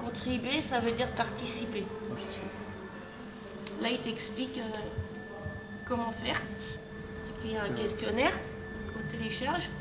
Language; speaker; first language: French; native; French